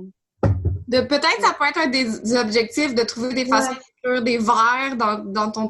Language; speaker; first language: French; native; French